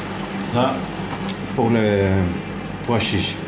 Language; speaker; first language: French; non-native, learner; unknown